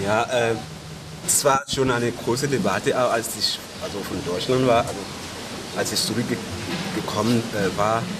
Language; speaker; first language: German; non-native, fluent; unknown